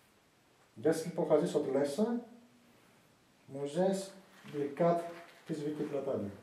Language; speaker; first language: Czech; non-native, learner; Greek